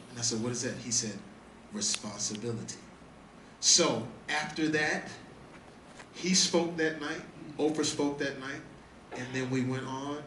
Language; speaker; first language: English; native; English